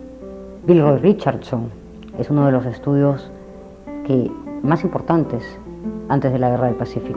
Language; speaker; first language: Spanish; native; Spanish